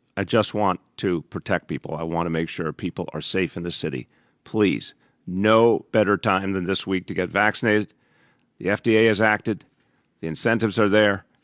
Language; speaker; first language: English; native; English